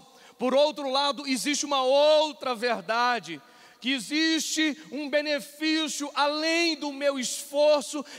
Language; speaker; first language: Portuguese; native; Portuguese